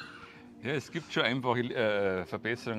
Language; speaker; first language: German; native; German